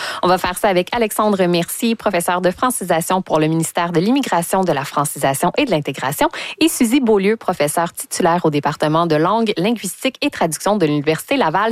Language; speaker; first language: French; native; French